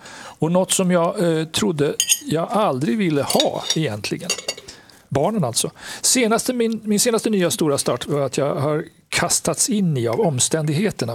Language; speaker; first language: Swedish; native; Swedish